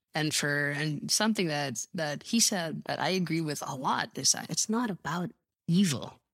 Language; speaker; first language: English; native; English